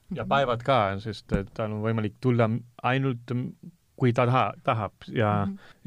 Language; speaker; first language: Estonian; non-native, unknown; Spanish